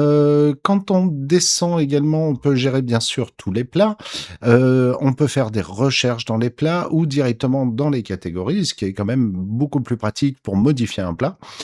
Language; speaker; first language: French; native; French